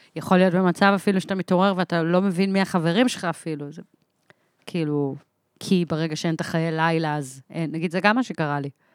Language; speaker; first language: Hebrew; early bilingual, other home language; English